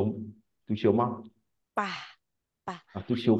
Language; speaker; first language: Chinese; non-native, learner; Vietnamese